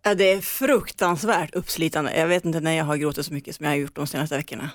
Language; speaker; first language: Swedish; native; Swedish